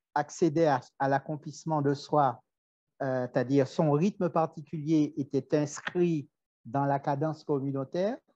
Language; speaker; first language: French; native; French